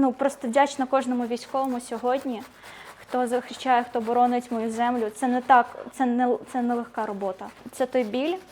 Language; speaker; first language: Ukrainian; native; Ukrainian